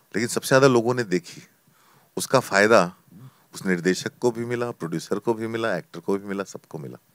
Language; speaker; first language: Hindi; native; Hindi